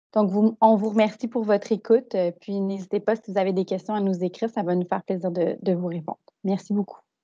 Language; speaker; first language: French; native; French